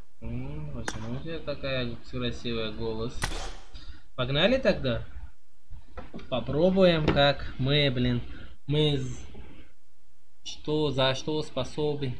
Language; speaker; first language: Russian; non-native, learner; Uzbek